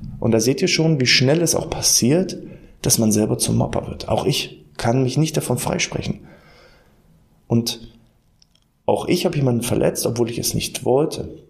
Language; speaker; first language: German; native; German